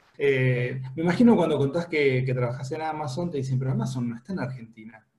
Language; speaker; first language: Spanish; native; Spanish